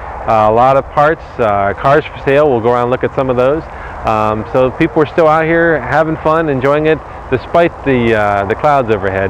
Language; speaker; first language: English; native; English